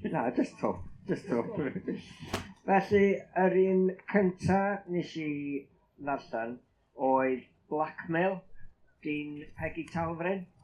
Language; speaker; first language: Welsh; native; Welsh